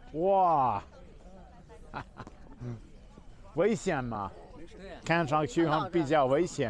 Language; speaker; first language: Chinese; non-native, learner; English